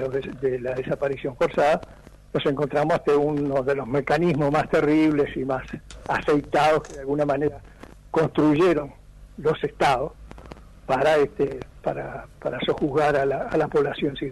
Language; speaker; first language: Spanish; native; Spanish